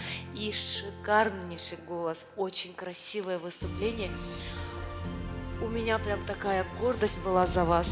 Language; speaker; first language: Russian; non-native, local second language; Uzbek